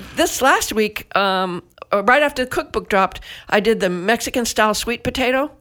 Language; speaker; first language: English; native; English